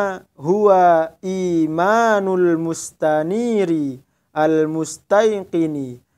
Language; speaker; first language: Arabic; non-native, fluent; Indonesian